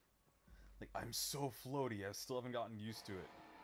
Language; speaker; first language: English; native; English